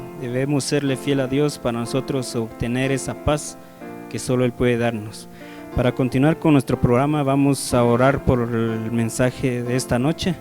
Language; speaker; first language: Spanish; native; Spanish